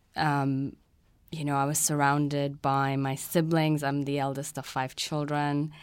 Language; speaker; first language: English; early bilingual, other home language; Persian